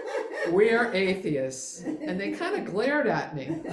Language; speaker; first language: English; native; English